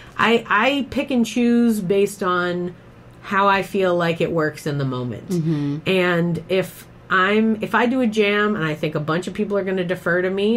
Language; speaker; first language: English; native; English